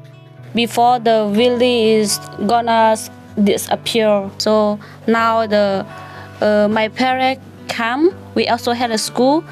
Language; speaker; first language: English; non-native, learner; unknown